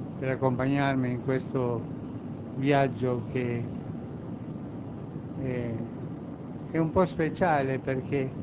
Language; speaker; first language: Italian; early bilingual, heritage; Spanish